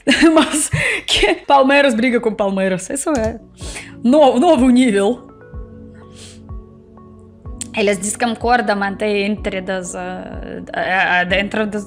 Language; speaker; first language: Portuguese; non-native, learner; Russian